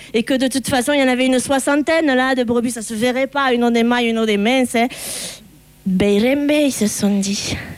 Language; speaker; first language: French; native; French